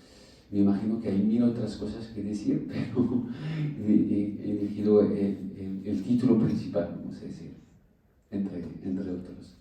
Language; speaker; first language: Spanish; non-native, fluent; French